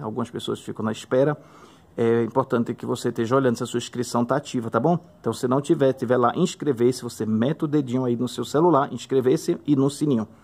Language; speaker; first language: Portuguese; native; Portuguese